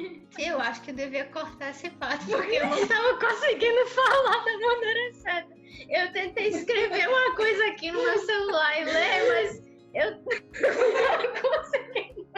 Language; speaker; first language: Portuguese; early bilingual, other home language; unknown